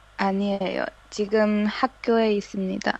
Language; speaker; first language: Korean; non-native, learner; Chinese